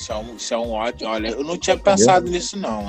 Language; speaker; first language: Portuguese; native; Portuguese